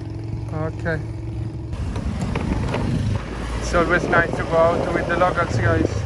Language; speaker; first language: English; non-native, fluent; Italian